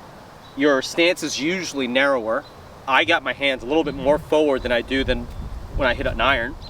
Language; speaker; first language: English; native; English